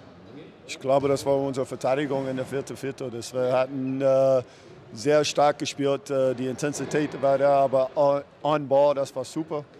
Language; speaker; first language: German; non-native, learner; English